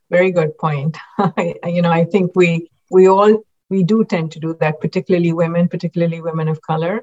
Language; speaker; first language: English; non-native, local second language; Hindi